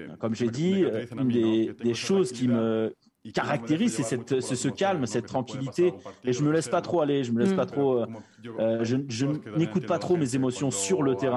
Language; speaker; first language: French; non-native, fluent; Spanish